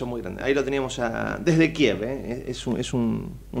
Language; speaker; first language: Spanish; native; Spanish